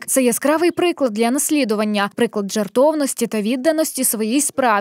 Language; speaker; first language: Ukrainian; native; Ukrainian